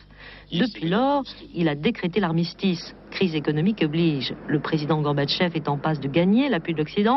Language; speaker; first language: French; native; French